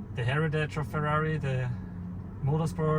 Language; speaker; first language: English; non-native, fluent; German